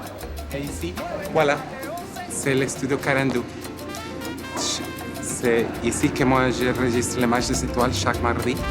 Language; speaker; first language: French; non-native, fluent; Spanish